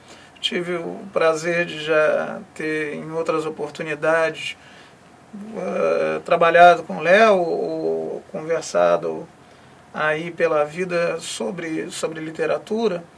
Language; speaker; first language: Portuguese; native; Portuguese